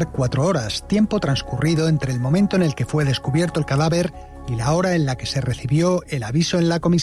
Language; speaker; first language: Spanish; native; Spanish